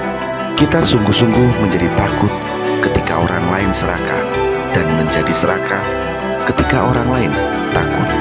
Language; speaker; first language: Indonesian; native; Indonesian